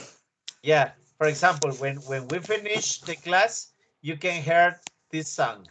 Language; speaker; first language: English; non-native, learner; Spanish